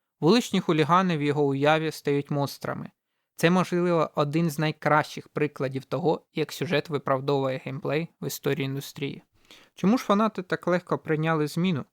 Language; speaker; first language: Ukrainian; native; Ukrainian